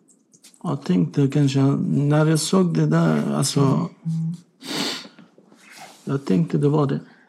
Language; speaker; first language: Swedish; non-native, learner; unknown